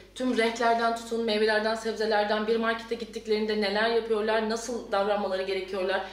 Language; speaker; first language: Turkish; native; Turkish